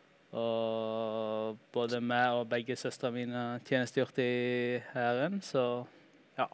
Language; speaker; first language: Norwegian; early bilingual, heritage; Norwegian